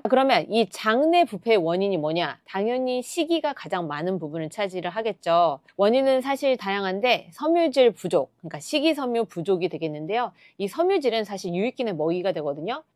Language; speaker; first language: Korean; native; Korean